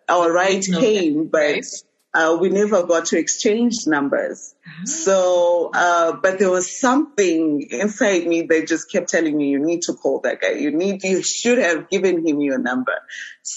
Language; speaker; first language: English; non-native, local second language; Shona